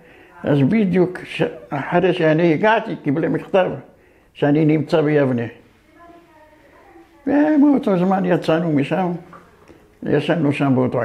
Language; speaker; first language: Hebrew; early bilingual, other home language; Arabic